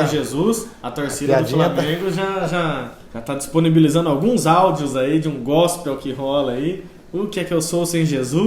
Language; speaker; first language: Portuguese; native; Portuguese